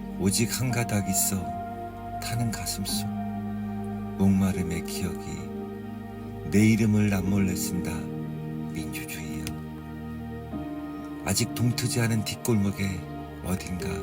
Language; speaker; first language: Korean; native; Korean